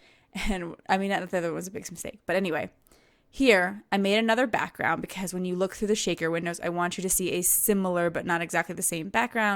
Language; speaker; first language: English; native; English